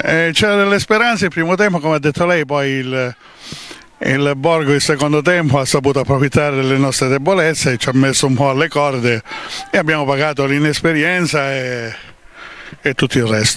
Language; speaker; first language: Italian; native; Italian